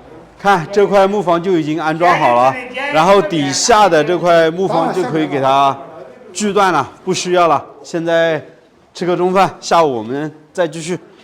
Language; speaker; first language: Chinese; native; Chinese